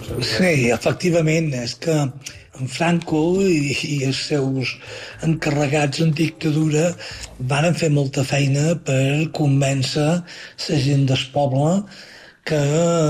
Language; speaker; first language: Catalan; native; Catalan